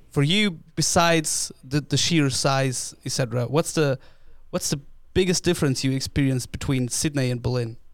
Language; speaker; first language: English; non-native, fluent; German